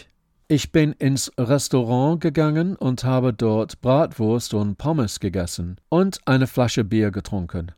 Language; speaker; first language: German; non-native, fluent; English